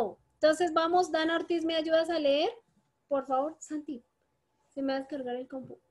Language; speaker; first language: Spanish; native; Spanish